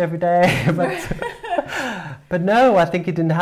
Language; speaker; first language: English; non-native, fluent; Portuguese